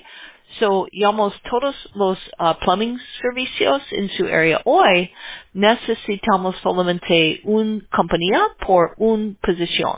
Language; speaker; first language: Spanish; non-native, learner; English